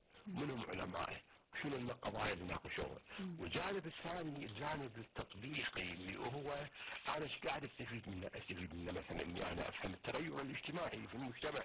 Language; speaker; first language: Arabic; native; Arabic